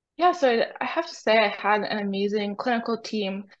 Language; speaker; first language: English; native; English